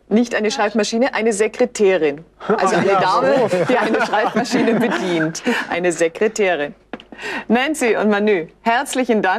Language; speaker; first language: German; native; German